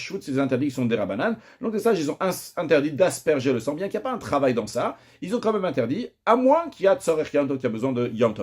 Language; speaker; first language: French; native; French